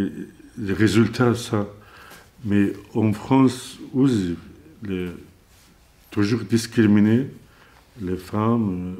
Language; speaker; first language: French; non-native, learner; Azerbaijani